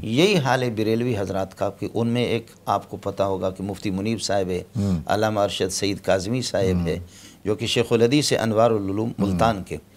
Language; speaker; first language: Urdu; non-native, local second language; Brahui